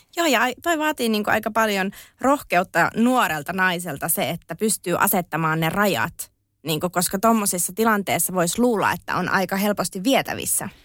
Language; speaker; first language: Finnish; native; Finnish